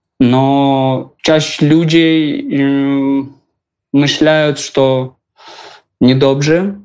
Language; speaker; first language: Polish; non-native, learner; Russian